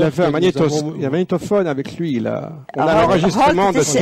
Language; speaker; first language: French; native; French